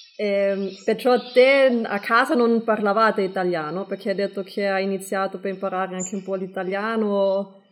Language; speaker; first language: Italian; non-native, fluent; German